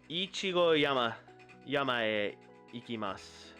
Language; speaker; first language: Japanese; non-native, learner; English